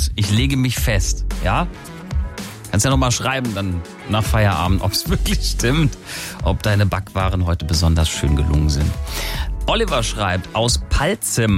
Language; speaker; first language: German; native; German